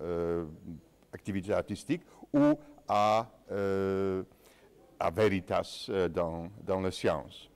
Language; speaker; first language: French; non-native, fluent; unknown